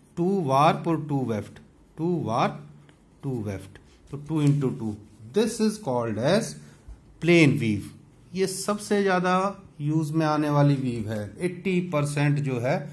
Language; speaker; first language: Hindi; native; Hindi